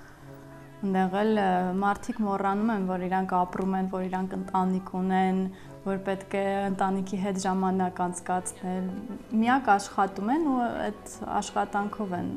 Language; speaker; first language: Armenian; early bilingual, heritage; Armenian